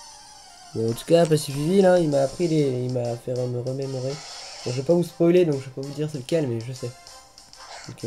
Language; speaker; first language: French; native; French